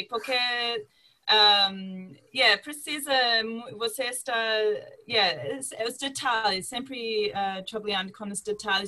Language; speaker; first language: Portuguese; non-native, fluent; English